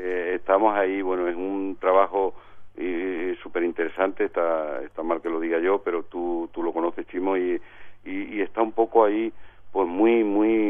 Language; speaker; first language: Spanish; native; Spanish